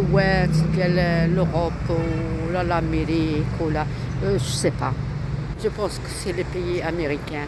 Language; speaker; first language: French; non-native, local second language; Arabic